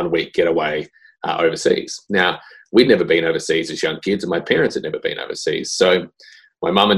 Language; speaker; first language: English; native; English